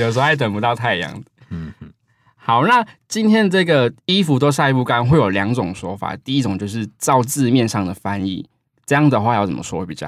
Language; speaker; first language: Chinese; native; Chinese